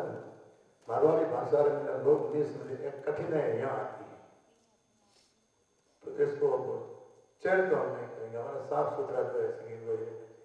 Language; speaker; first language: Hindi; native; Hindi